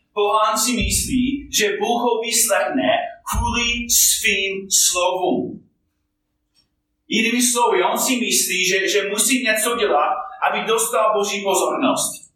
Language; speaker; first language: Czech; non-native, fluent; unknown